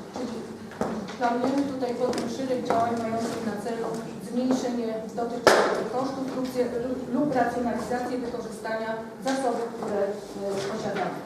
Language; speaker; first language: Polish; native; Polish